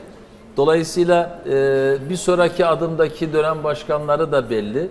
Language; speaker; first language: Turkish; native; Turkish